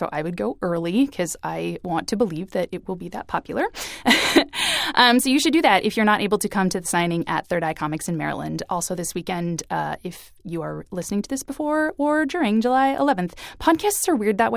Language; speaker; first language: English; native; English